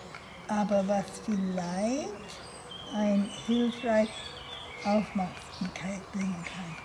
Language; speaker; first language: German; non-native, learner; English